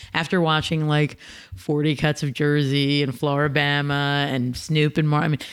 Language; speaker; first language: English; native; English